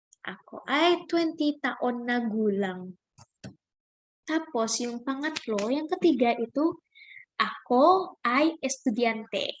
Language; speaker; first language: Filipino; non-native, fluent; Indonesian